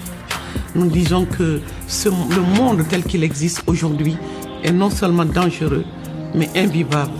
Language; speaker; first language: French; non-native, local second language; Bambara